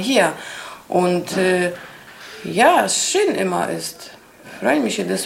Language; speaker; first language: German; non-native, learner; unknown